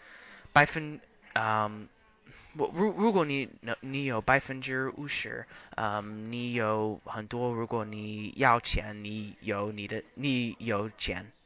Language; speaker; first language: Chinese; non-native, learner; English